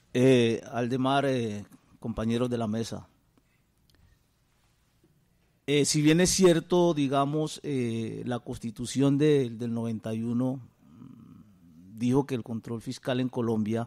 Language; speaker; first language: Spanish; native; Spanish